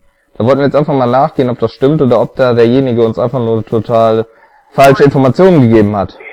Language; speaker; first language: German; native; German